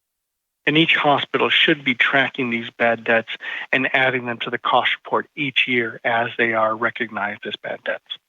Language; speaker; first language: English; native; English